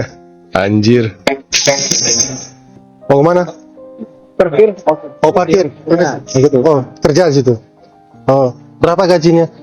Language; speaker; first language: Indonesian; non-native, learner; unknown